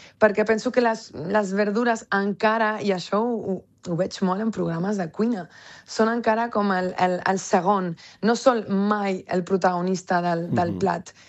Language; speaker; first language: Catalan; early bilingual, other home language; French